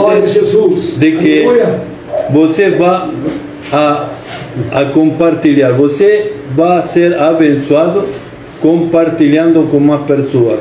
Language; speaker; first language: Portuguese; non-native, fluent; Spanish